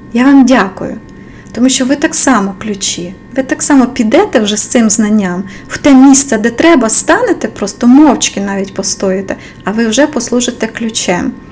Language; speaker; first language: Ukrainian; non-native, local second language; Russian